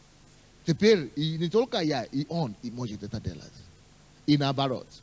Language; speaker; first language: Russian; non-native, fluent; Yoruba